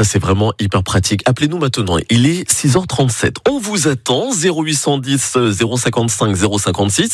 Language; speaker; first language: French; native; French